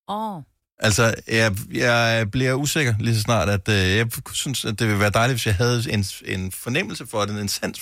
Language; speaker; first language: Danish; native; Danish